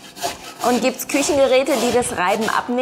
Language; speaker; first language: German; native; German